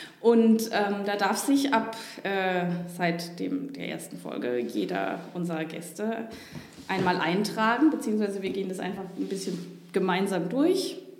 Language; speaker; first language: German; native; German